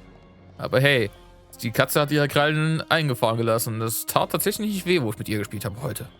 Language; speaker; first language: German; native; German